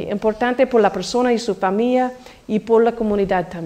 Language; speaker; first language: Spanish; non-native, learner; English